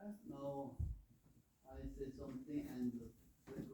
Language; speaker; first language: English; non-native, learner; Korean